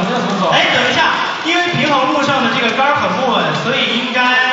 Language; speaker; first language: Chinese; native; Chinese